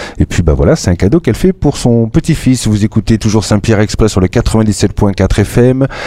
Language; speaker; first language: French; native; French